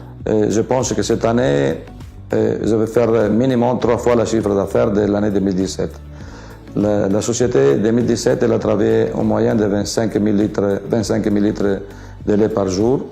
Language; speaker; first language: French; non-native, fluent; Italian